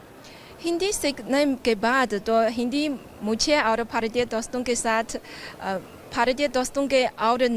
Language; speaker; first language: Hindi; non-native, fluent; Chinese